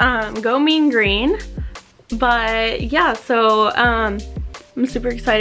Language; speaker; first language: English; native; English